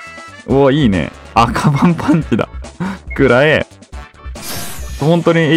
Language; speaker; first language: Japanese; native; Japanese